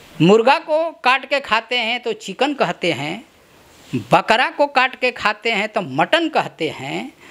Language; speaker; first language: Hindi; native; Hindi